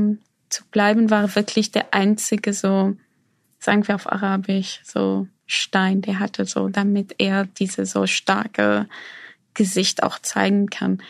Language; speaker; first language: German; non-native, fluent; Arabic